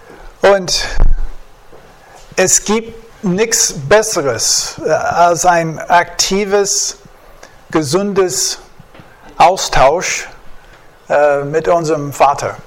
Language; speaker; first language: German; non-native, fluent; English